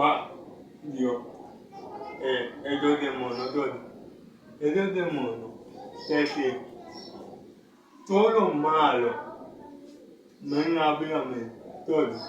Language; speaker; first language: Spanish; non-native, learner; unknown